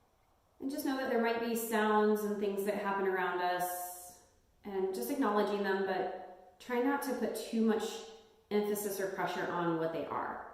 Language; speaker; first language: English; native; English